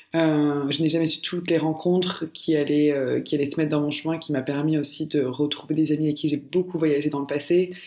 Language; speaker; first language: French; native; French